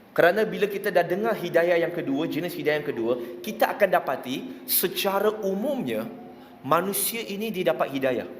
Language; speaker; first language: Malay; non-native, local second language; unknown